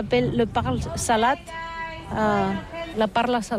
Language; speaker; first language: French; non-native, learner; Catalan